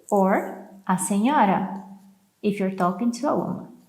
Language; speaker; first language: English; non-native, fluent; Portuguese